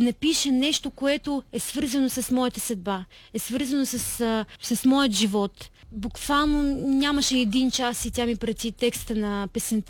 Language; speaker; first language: Bulgarian; non-native, fluent; Ukrainian